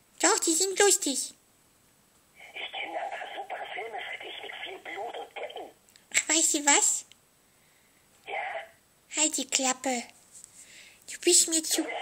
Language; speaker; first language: German; native; German